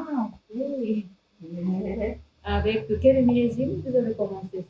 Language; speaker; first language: French; non-native, fluent; Japanese